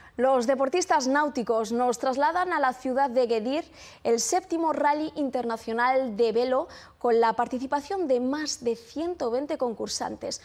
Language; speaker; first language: Spanish; non-native, fluent; Arabic